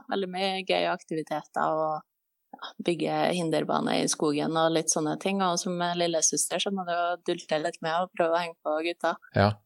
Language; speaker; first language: Norwegian; native; Norwegian